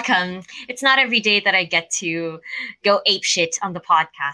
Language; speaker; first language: English; non-native, local second language; Filipino